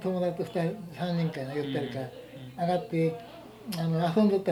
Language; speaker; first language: Japanese; native; Japanese